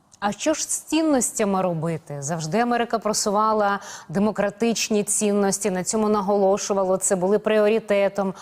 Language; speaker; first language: Ukrainian; native; Ukrainian